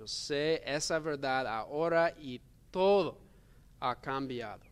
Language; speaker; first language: Spanish; non-native, learner; English